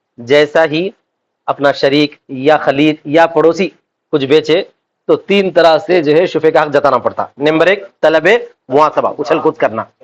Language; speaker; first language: Urdu; native; Urdu